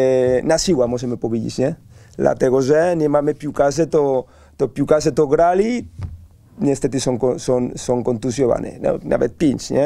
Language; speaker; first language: Polish; non-native, learner; Spanish